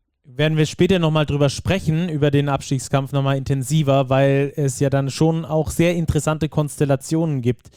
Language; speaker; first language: German; native; German